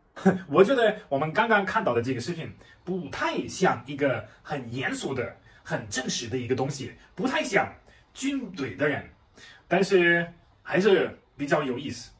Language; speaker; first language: Chinese; non-native, fluent; German